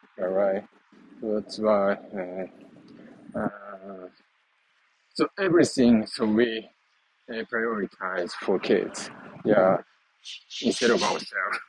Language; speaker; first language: English; non-native, learner; Japanese